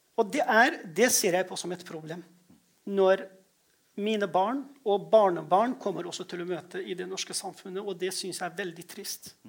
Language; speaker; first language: Norwegian; non-native, fluent; Kurdish